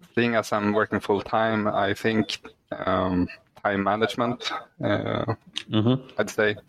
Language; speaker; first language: English; non-native, fluent; Swedish